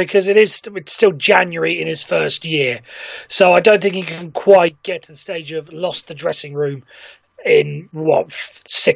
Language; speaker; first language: English; native; English